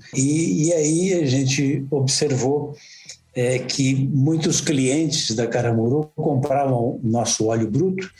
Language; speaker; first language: Portuguese; native; Portuguese